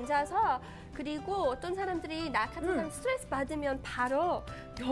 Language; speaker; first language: Korean; non-native, fluent; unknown